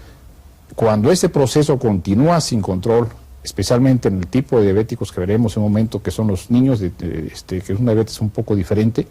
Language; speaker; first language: Spanish; native; Spanish